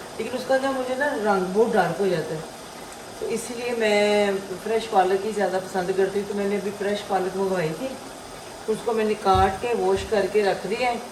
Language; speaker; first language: Urdu; non-native, local second language; Punjabi